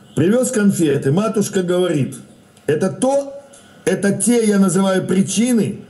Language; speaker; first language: Russian; native; Russian